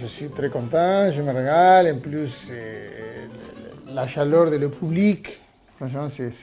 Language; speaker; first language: French; non-native, fluent; Spanish